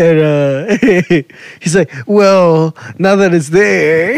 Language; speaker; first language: English; native; English